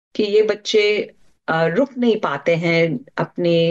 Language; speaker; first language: Hindi; non-native, local second language; Marathi